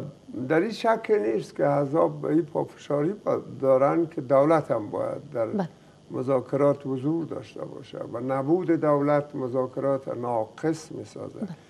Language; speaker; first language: Persian; native; Persian